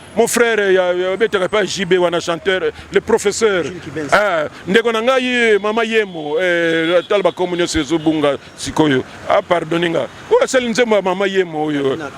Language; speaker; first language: Lingala; non-native, local second language; Kituba (Democratic Republic of Congo)